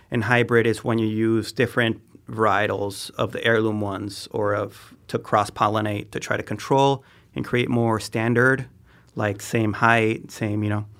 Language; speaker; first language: English; non-native, fluent; Spanish